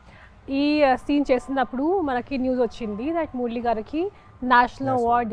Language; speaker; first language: Telugu; non-native, fluent; Hindi